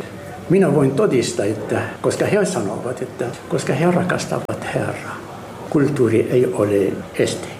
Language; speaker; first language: Finnish; non-native, fluent; Arabic